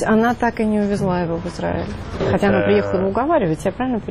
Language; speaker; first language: Russian; native; Russian